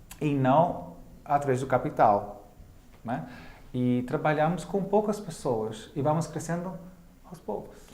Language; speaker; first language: Portuguese; non-native, fluent; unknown